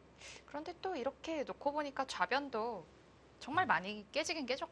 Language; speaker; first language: Korean; native; Korean